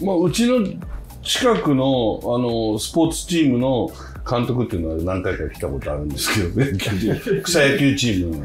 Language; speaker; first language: Japanese; native; Japanese